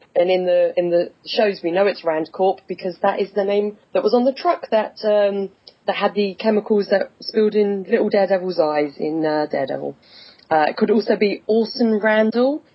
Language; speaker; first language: English; native; English